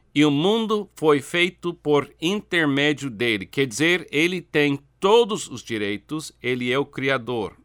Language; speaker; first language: Portuguese; non-native, fluent; English